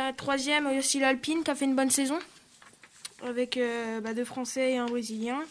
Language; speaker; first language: French; native; French